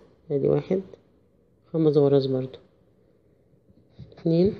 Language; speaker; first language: Arabic; native; Arabic